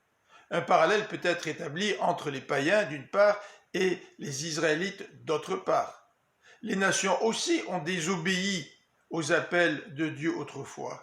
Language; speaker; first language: French; native; French